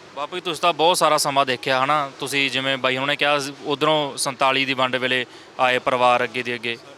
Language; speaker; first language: Punjabi; native; Punjabi